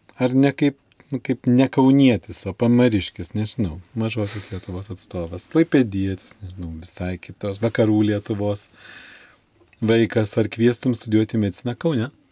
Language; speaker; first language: Lithuanian; native; Lithuanian